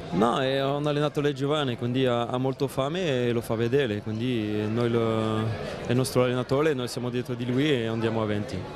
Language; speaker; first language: Italian; non-native, fluent; French